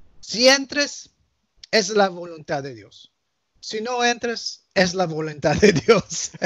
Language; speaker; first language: Spanish; early bilingual, heritage; Spanish